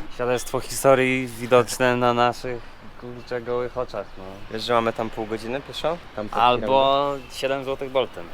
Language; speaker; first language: Polish; native; Polish